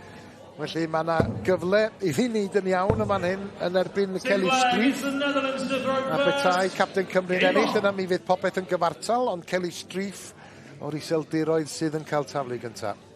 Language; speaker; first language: Welsh; native; Welsh